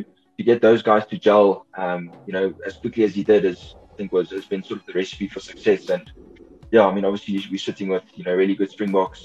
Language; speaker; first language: English; native; English